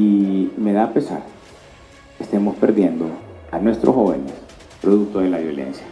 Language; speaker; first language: Spanish; native; Spanish